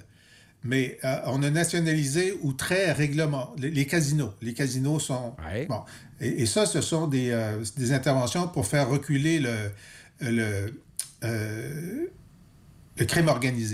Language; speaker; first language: French; native; French